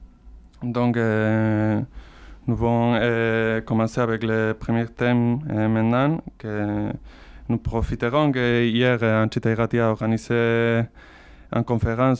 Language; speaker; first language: French; non-native, learner; Spanish